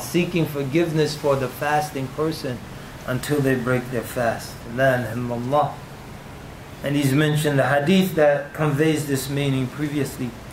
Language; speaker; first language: English; native; English